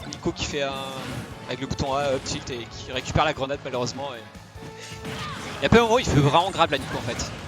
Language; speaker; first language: French; native; French